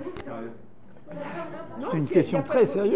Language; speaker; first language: French; native; French